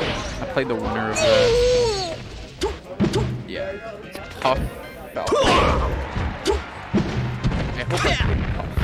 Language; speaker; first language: English; native; English